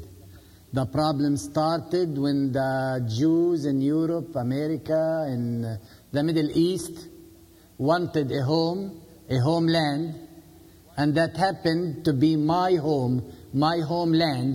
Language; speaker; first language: English; non-native, fluent; Arabic